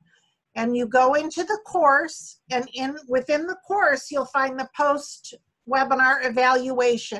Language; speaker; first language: English; native; English